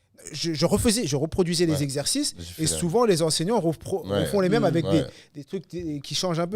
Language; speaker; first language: French; native; French